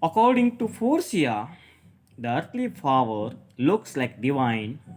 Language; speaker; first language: English; non-native, local second language; Kannada